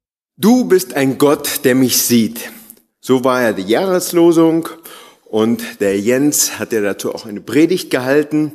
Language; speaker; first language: German; native; German